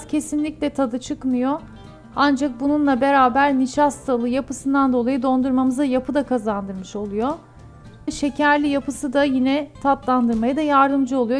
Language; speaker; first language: Turkish; native; Turkish